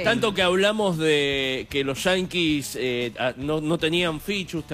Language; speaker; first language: Spanish; native; Spanish